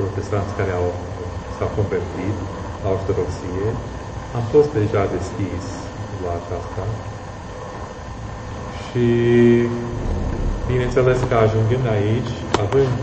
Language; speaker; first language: Romanian; non-native, fluent; English